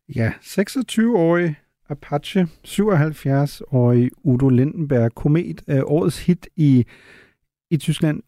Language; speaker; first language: Danish; native; Danish